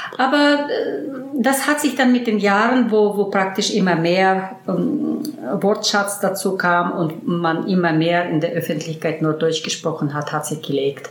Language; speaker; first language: German; early bilingual, heritage; German